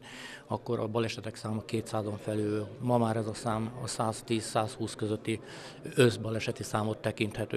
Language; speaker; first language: Hungarian; native; Hungarian